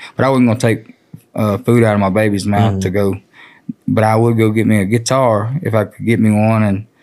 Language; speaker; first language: English; native; English